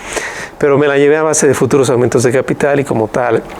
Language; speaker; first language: Spanish; native; Spanish